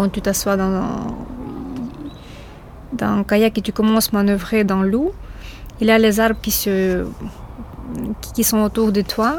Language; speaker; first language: French; non-native, fluent; Ukrainian